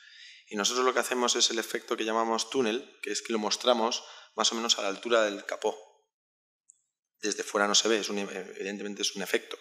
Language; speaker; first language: Spanish; native; Spanish